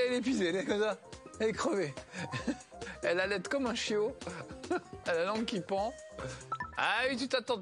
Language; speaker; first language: French; native; French